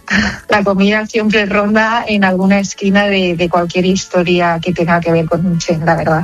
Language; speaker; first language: Spanish; native; Spanish